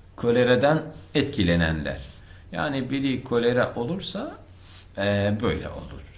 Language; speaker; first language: Turkish; non-native, fluent; Arabic